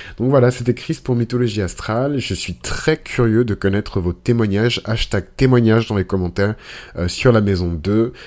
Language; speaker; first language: French; early bilingual, other home language; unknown